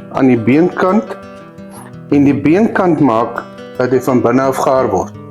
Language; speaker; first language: Afrikaans; native; Afrikaans